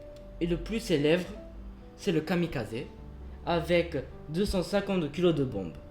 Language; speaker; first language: French; early bilingual, other home language; Japanese